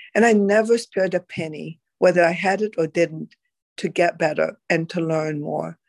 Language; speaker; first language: English; non-native, fluent; Arabic